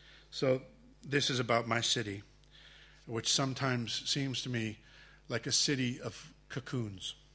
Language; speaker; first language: English; early bilingual, other home language; Spanish